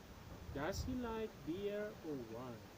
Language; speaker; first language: English; non-native, fluent; Tajik